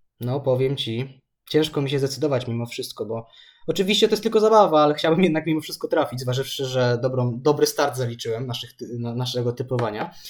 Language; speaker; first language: Polish; native; Polish